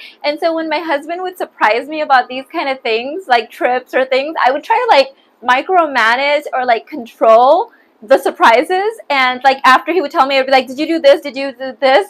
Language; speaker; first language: English; early bilingual, other home language; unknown